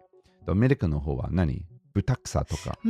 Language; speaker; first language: Japanese; non-native, fluent; English